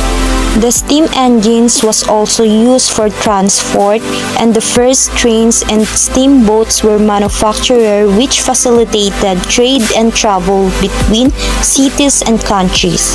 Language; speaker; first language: English; non-native, local second language; Filipino